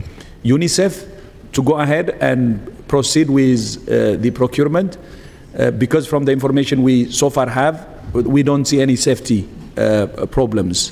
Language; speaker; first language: English; non-native, fluent; Tigrinya